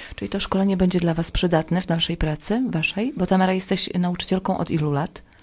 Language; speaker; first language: Polish; native; Polish